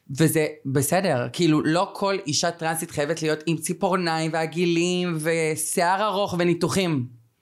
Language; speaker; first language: Hebrew; native; Hebrew